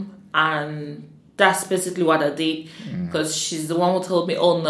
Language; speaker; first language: English; native; English